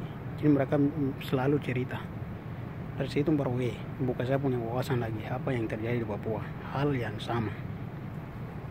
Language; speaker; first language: Indonesian; non-native, local second language; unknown